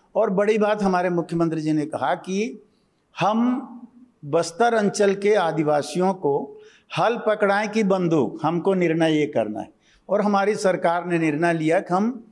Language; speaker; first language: Hindi; native; Hindi